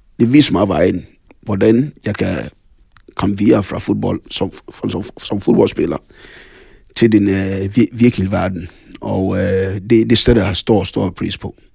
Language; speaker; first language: Danish; non-native, fluent; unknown